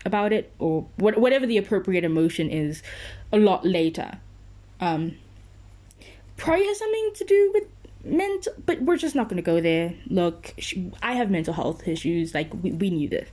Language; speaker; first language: English; non-native, local second language; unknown